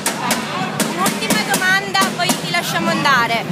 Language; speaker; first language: Italian; native; Italian